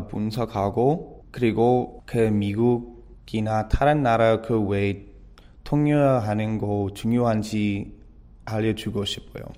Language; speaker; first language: Korean; non-native, learner; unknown